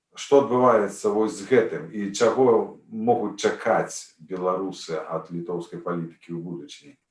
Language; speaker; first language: Belarusian; native; Belarusian